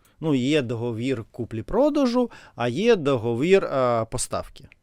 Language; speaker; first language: Ukrainian; non-native, learner; Russian